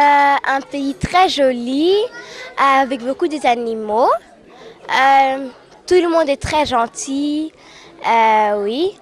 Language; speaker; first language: French; early bilingual, other home language; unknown